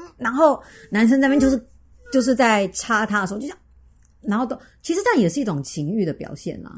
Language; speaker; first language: Chinese; native; Chinese